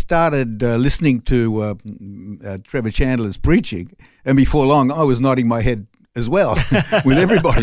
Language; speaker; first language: English; non-native, local second language; French